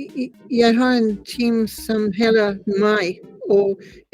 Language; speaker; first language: Danish; non-native, learner; English